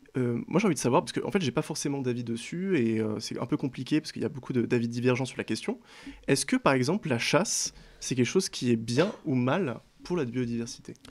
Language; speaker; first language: French; native; French